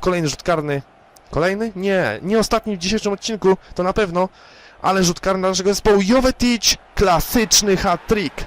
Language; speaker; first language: Polish; native; Polish